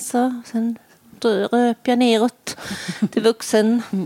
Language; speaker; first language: Swedish; native; Swedish